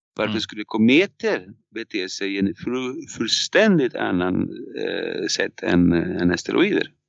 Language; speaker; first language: Swedish; non-native, fluent; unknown